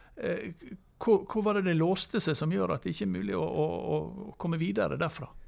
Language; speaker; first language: Norwegian; native; Norwegian